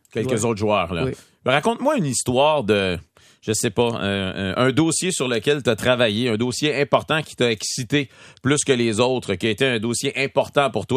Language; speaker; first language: French; native; French